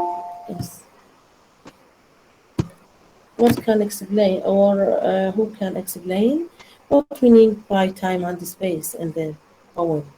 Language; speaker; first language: English; non-native, learner; Arabic